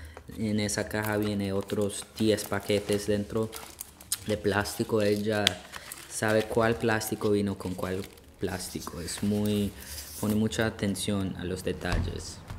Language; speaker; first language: Spanish; early bilingual, heritage; Spanish